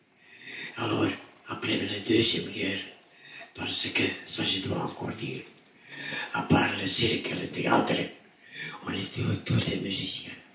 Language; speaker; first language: French; non-native, fluent; Dutch